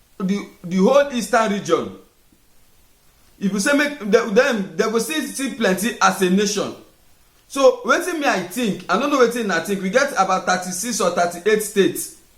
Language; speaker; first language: Nigerian Pidgin; non-native, local second language; Igbo